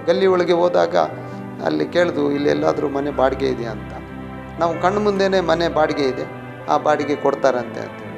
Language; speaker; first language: Kannada; native; Kannada